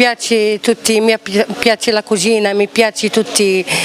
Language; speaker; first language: Italian; non-native, learner; Arabic